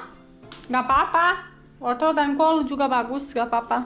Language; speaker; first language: Indonesian; non-native, learner; Serbian